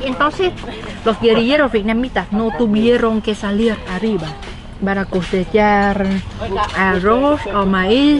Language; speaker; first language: Spanish; non-native, fluent; Vietnamese